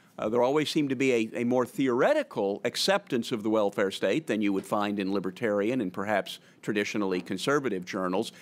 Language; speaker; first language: English; native; English